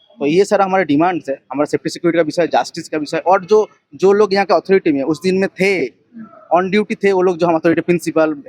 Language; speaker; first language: Hindi; non-native, local second language; Bangla